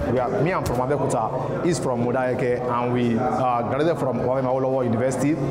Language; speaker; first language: English; non-native, local second language; Yoruba